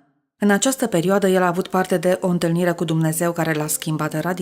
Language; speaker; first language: Romanian; native; Romanian